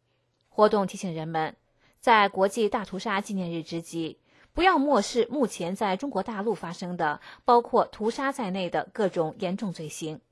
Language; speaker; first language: Chinese; native; Chinese